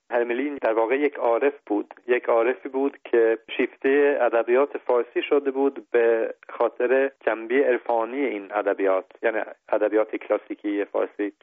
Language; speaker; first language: Persian; non-native, fluent; Swedish